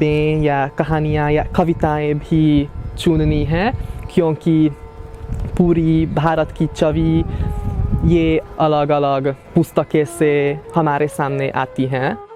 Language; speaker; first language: Hindi; non-native, fluent; Hungarian